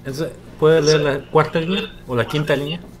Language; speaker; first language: Spanish; non-native, fluent; Korean